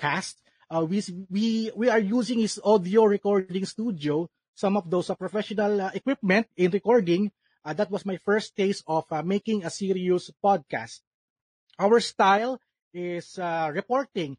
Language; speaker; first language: English; non-native, local second language; Filipino